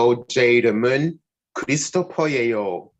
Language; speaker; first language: Korean; non-native, learner; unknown